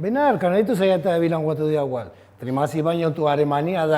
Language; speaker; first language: Indonesian; non-native, fluent; Spanish